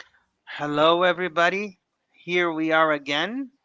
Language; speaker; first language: English; non-native, fluent; Portuguese